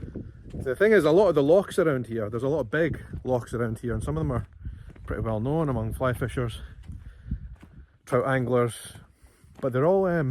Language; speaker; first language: English; native; English